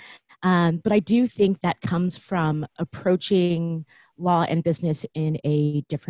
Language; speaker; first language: English; native; English